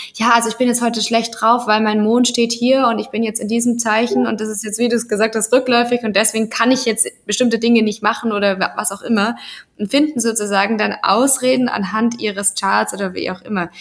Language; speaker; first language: German; native; German